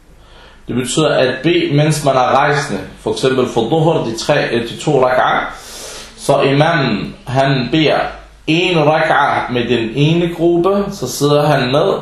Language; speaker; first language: Danish; non-native, fluent; Arabic